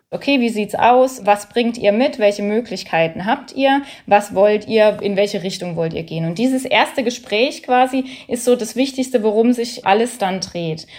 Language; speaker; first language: German; native; German